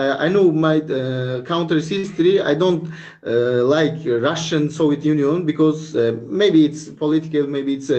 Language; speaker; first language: English; non-native, learner; Uzbek